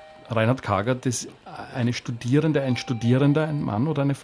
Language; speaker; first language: German; native; German